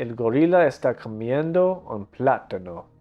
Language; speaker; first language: Spanish; non-native, learner; English